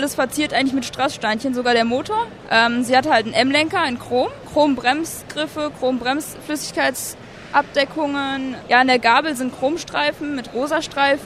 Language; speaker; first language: German; native; German